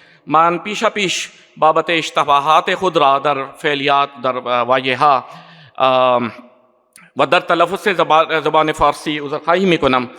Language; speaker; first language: Persian; non-native, learner; Urdu